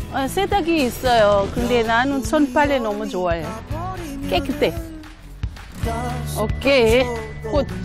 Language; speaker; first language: Korean; non-native, learner; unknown